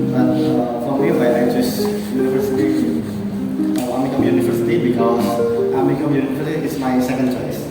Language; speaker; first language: English; non-native, learner; Indonesian